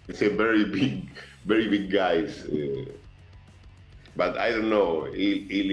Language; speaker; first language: English; non-native, learner; Spanish